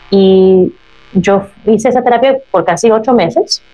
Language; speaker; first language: Spanish; early bilingual, heritage; Spanish